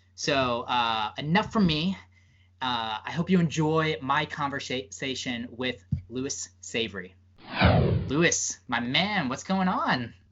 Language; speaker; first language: English; native; English